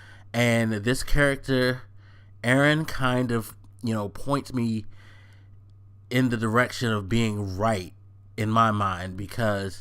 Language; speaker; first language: English; native; English